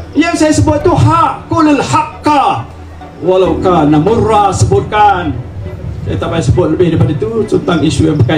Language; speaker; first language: Malay; native; Malay